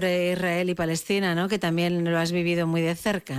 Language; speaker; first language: Spanish; native; Spanish